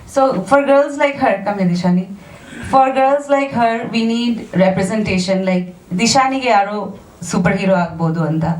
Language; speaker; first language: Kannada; non-native, fluent; Bangla